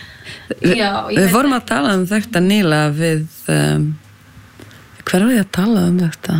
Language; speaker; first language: Icelandic; non-native, fluent; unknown